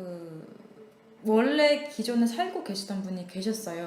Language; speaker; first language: Korean; native; Korean